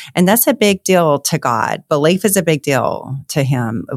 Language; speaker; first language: English; native; English